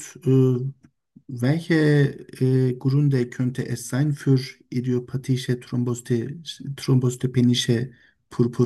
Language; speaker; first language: German; non-native, learner; Turkish